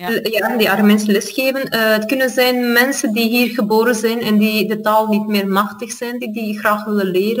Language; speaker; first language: Dutch; non-native, fluent; Armenian